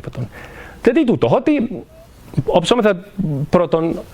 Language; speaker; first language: Greek; non-native, fluent; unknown